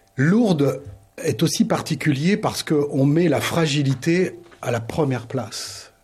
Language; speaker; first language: French; native; French